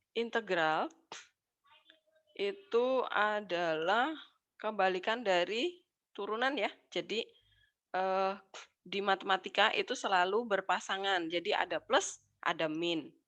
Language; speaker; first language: Indonesian; native; Indonesian